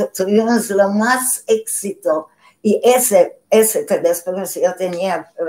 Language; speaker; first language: Spanish; non-native, learner; Polish